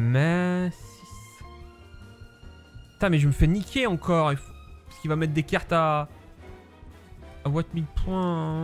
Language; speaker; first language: French; native; French